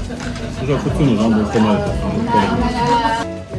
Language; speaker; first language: Japanese; non-native, learner; French